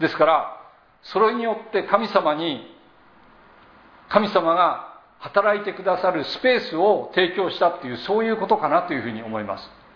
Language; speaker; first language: Japanese; native; Japanese